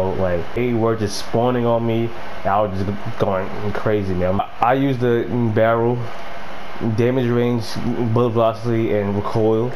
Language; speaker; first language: English; native; English